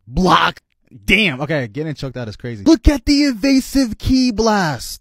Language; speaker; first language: English; native; English